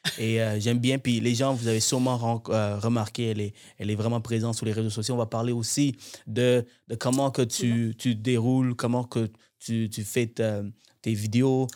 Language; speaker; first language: French; native; French